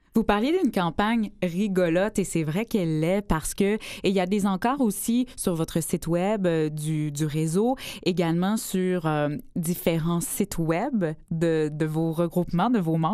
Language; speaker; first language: French; native; French